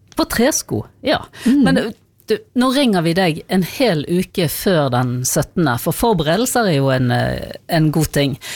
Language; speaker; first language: Norwegian; native; Norwegian